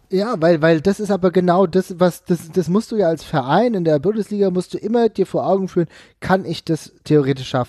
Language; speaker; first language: German; native; German